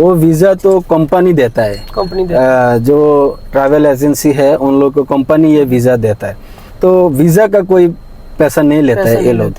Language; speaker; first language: Hindi; non-native, fluent; Bangla